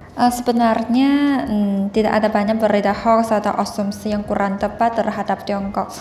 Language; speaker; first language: Indonesian; non-native, fluent; Chinese